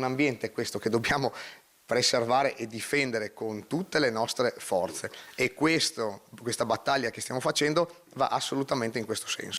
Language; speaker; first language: Italian; native; Italian